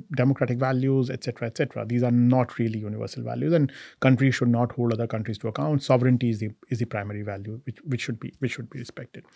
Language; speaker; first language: English; non-native, local second language; Hindi